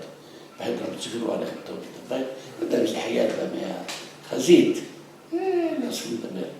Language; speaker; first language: Hebrew; non-native, local second language; Arabic